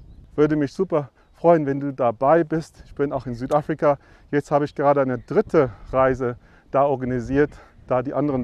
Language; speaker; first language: German; non-native, fluent; English